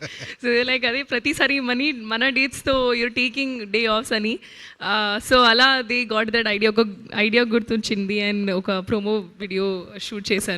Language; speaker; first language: Telugu; non-native, learner; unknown